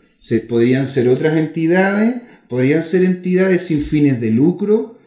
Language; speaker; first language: Spanish; native; Spanish